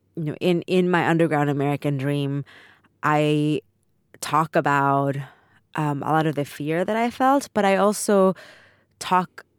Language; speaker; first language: English; early bilingual, other home language; Spanish